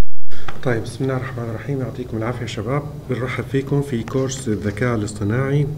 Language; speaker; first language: Arabic; native; Arabic